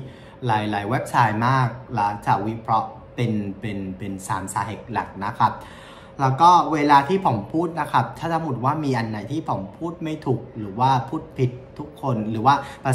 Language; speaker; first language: Thai; non-native, fluent; Vietnamese